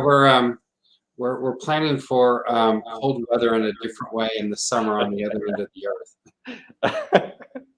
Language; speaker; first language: English; native; English